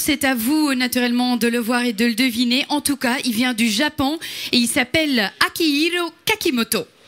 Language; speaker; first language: French; native; French